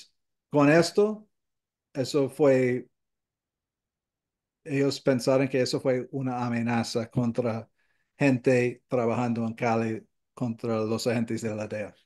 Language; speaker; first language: Spanish; non-native, fluent; English